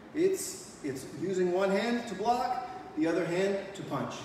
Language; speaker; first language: English; native; English